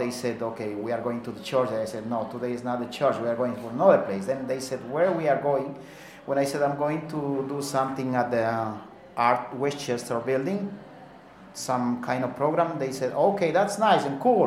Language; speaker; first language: English; non-native, learner; Spanish